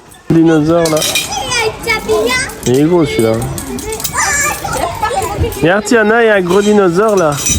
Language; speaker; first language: French; native; French